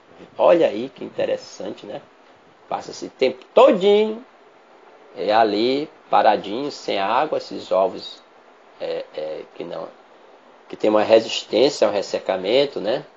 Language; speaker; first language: Portuguese; native; Portuguese